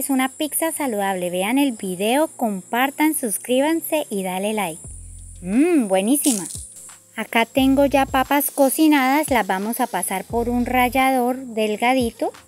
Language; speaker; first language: Spanish; native; Spanish